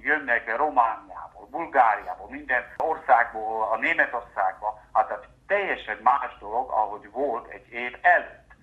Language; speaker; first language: Hungarian; early bilingual, heritage; Hungarian